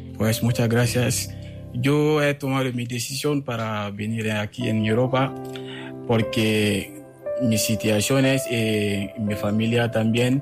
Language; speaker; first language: Spanish; non-native, fluent; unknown